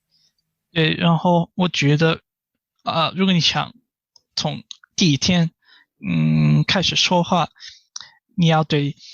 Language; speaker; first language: Chinese; non-native, fluent; English